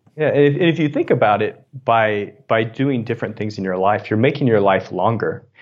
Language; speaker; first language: English; native; English